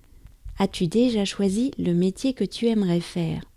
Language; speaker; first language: French; native; French